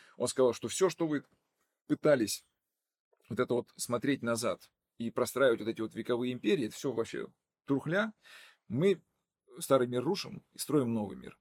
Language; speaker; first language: Russian; non-native, local second language; Udmurt